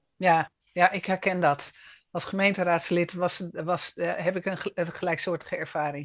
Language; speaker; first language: Dutch; native; Dutch